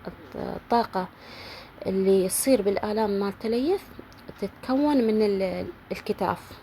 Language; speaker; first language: Arabic; native; Arabic